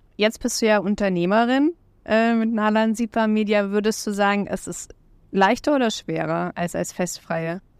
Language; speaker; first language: German; native; German